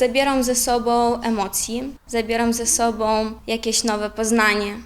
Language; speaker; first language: Polish; non-native, learner; Ukrainian